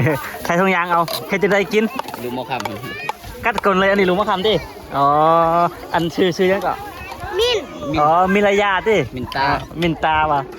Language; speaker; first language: Lao; native; Lao